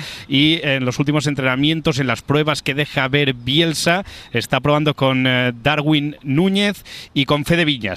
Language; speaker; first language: Spanish; native; Spanish